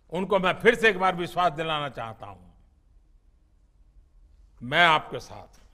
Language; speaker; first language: Hindi; non-native, local second language; Gujarati